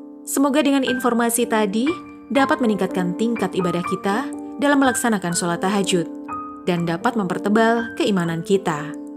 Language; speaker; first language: Indonesian; native; Indonesian